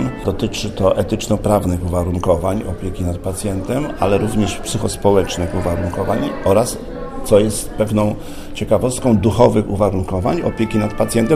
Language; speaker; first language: Polish; native; Polish